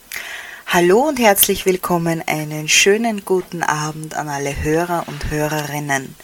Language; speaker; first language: German; native; German